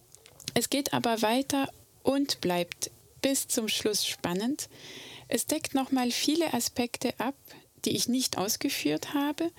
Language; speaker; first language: German; native; German